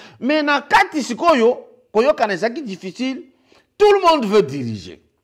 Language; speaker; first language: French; non-native, local second language; Lingala